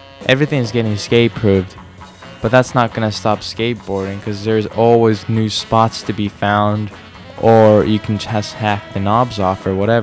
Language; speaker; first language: English; non-native, fluent; Finnish